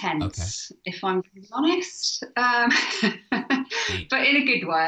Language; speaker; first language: English; native; English